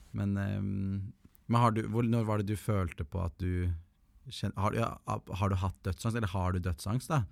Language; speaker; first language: Norwegian; native; Norwegian